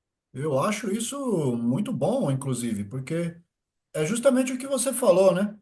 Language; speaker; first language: Portuguese; native; Portuguese